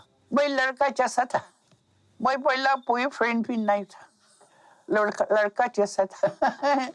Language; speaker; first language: Hindi; non-native, local second language; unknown